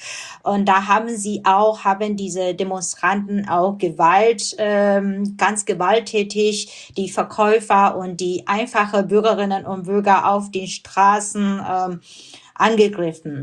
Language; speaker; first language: German; non-native, fluent; Burmese